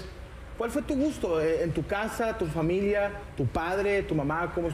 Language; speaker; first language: Spanish; native; Spanish